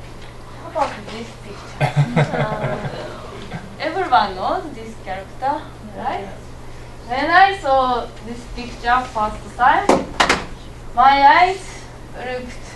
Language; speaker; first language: English; non-native, learner; Japanese